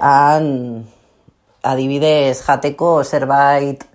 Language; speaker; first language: Basque; non-native, local second language; Spanish